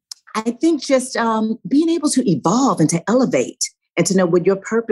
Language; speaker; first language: English; native; English